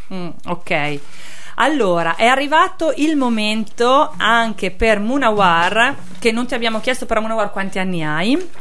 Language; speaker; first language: Italian; native; Italian